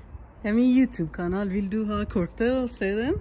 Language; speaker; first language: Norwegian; non-native, learner; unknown